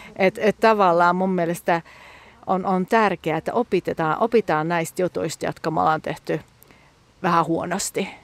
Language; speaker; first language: Finnish; early bilingual, heritage; Finnish